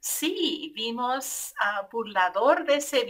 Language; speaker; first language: Spanish; non-native, fluent; English